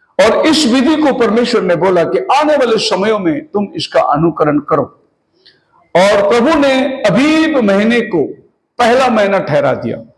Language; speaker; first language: Hindi; non-native, local second language; Tamil